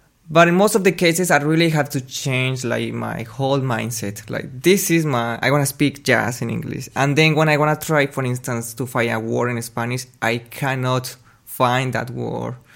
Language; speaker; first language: English; non-native, fluent; Spanish